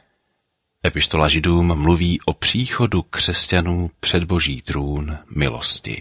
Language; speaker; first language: Czech; native; Czech